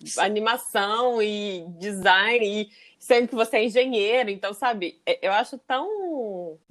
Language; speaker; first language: Portuguese; native; Portuguese